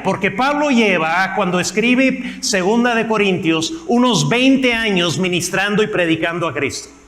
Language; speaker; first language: Spanish; non-native, fluent; English